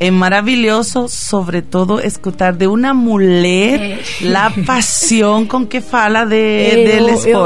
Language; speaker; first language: Portuguese; non-native, fluent; Spanish